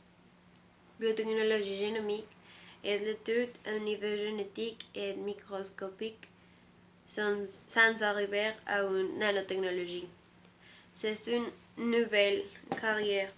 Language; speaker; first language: French; non-native, learner; Spanish